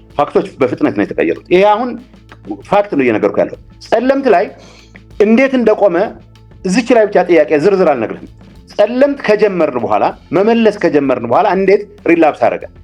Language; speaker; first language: Amharic; non-native, local second language; Tigrinya